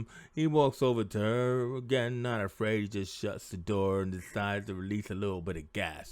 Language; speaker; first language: English; native; English